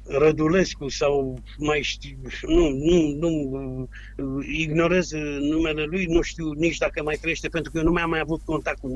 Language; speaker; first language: Romanian; native; Romanian